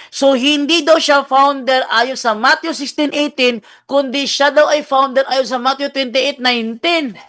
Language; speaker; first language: Filipino; non-native, local second language; Cebuano